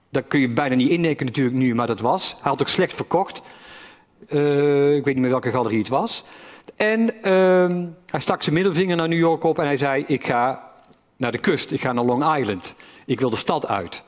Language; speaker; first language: Dutch; native; Dutch